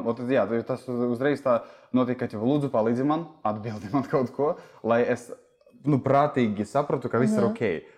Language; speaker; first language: Latvian; non-native, local second language; Russian